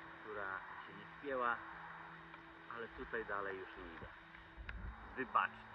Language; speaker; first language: Polish; native; Polish